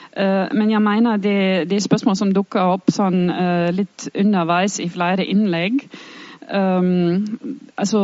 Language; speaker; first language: Norwegian; non-native, fluent; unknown